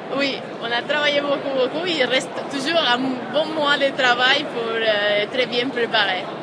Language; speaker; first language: French; non-native, fluent; Spanish